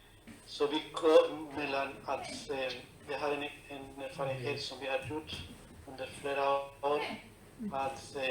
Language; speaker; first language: Swedish; non-native, fluent; Spanish